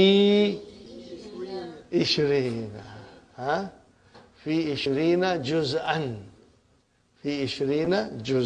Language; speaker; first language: Arabic; non-native, fluent; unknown